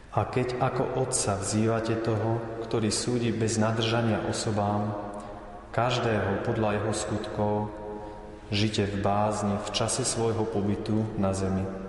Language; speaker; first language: Slovak; native; Slovak